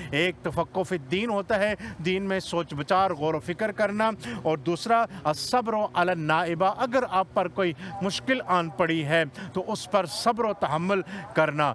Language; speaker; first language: Urdu; native; Urdu